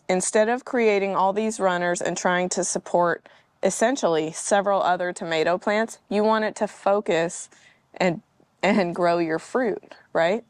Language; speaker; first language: English; native; English